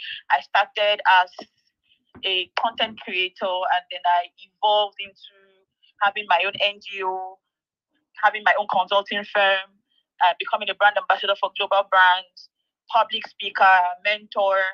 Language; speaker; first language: English; non-native, local second language; Igbo